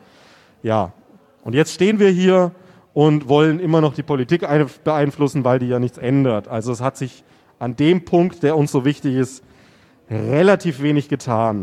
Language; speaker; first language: German; native; German